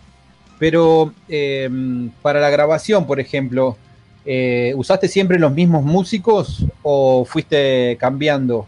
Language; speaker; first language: Spanish; native; Spanish